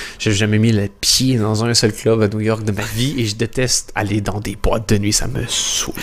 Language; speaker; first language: French; native; French